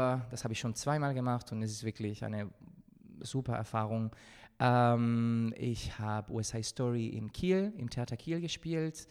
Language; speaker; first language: German; non-native, fluent; Spanish